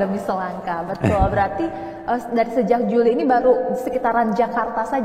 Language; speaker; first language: Indonesian; native; Indonesian